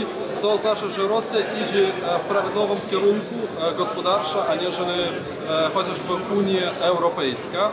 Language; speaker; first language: Polish; non-native, fluent; Belarusian